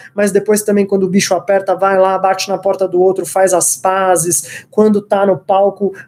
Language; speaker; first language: Portuguese; native; Portuguese